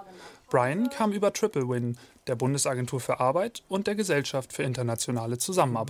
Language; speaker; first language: German; native; German